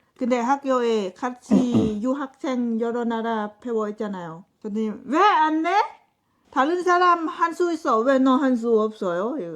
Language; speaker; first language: Korean; non-native, learner; Lao